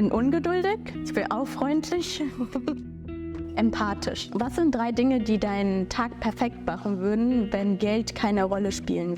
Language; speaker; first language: German; early bilingual, other home language; Bangla